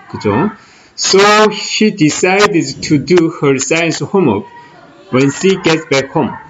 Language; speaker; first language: English; non-native, fluent; Korean